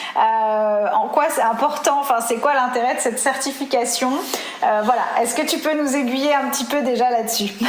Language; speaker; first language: French; native; French